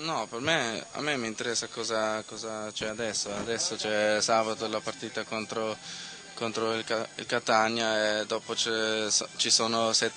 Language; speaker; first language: Italian; non-native, learner; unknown